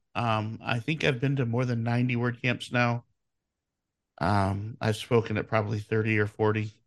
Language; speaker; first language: English; native; English